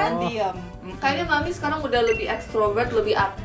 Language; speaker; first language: Indonesian; early bilingual, other home language; Korean